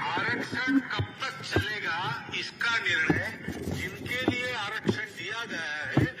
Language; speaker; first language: Hindi; non-native, local second language; Marathi